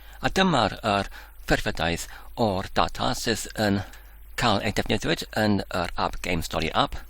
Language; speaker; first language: Welsh; non-native, learner; Dutch